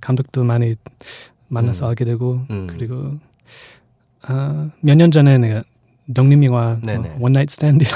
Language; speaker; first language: Korean; non-native, fluent; English